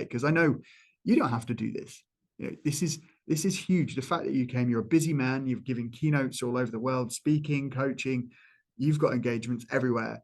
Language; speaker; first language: English; native; English